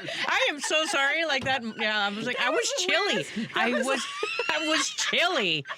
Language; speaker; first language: English; native; English